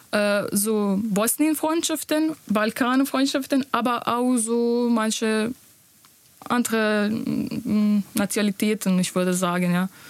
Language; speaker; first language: German; non-native, learner; Bosnian